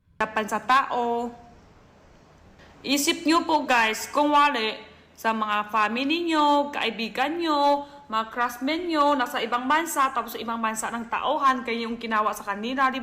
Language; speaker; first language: Filipino; non-native, learner; Chinese